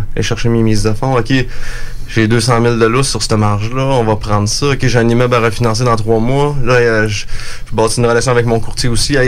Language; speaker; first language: French; native; French